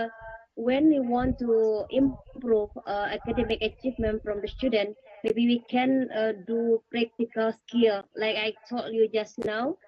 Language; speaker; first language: English; non-native, learner; Indonesian